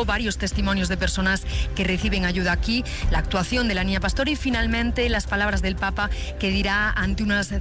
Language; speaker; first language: Spanish; native; Spanish